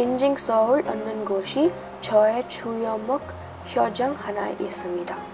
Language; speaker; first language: Korean; non-native, learner; English